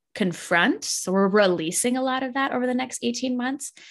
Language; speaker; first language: English; native; English